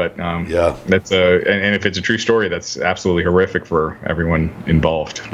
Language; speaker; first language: English; native; English